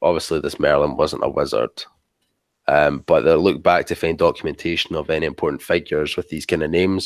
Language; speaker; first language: English; native; English